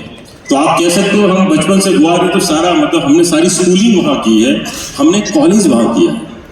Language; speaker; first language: Hindi; native; Hindi